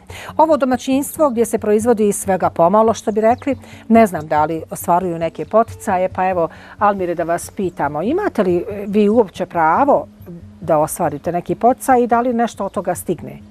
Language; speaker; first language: Croatian; native; Croatian